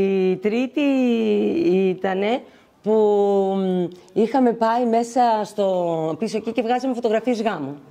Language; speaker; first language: Greek; native; Greek